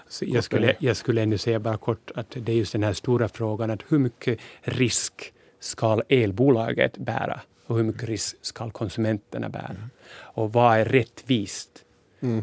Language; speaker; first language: Swedish; non-native, local second language; Finnish